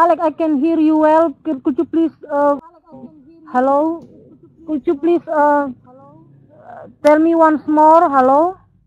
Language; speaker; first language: English; non-native, learner; Indonesian